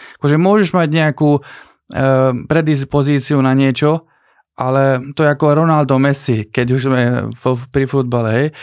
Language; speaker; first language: Slovak; non-native, local second language; Hungarian